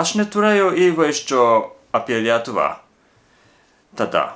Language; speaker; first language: Lithuanian; non-native, learner; Japanese